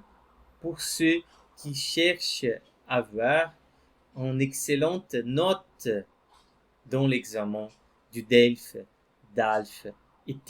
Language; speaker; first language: French; non-native, fluent; Portuguese